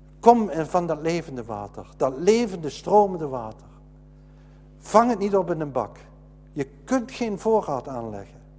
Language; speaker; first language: Dutch; native; Dutch